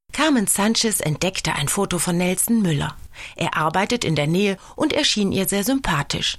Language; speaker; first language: German; native; German